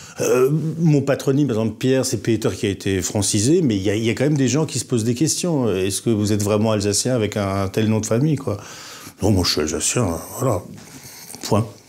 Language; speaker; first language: French; native; French